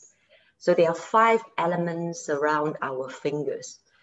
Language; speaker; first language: English; non-native, local second language; Chinese